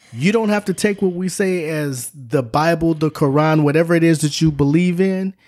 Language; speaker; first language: English; native; English